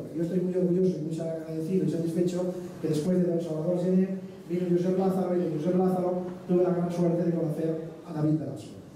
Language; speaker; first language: Spanish; non-native, local second language; Catalan